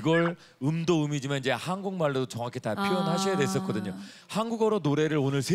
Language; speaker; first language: Korean; native; Korean